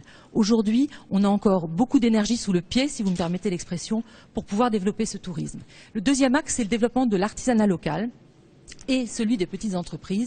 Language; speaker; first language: French; native; French